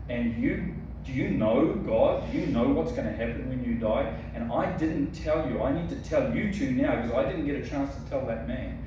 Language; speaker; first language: English; native; English